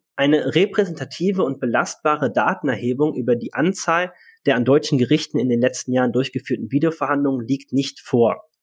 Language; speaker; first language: German; native; German